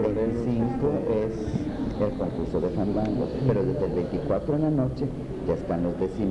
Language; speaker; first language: Spanish; native; Spanish